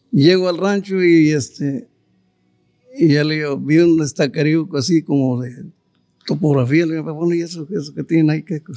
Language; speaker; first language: Spanish; native; Spanish